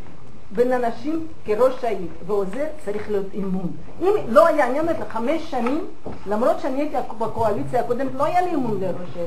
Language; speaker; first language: Hebrew; non-native, fluent; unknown